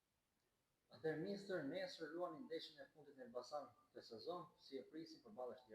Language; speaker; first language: Albanian; native; Albanian